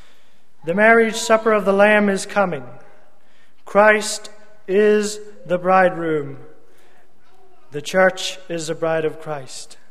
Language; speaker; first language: English; native; English